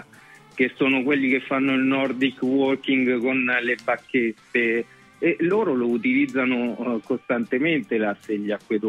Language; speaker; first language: Italian; native; Italian